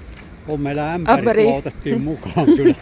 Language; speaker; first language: Finnish; native; Finnish